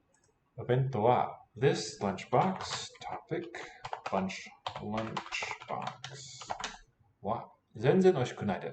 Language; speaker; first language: Japanese; non-native, learner; English